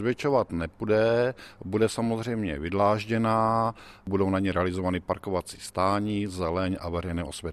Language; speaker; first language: Czech; native; Czech